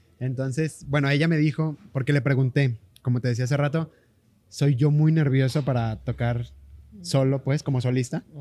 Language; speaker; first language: Spanish; native; Spanish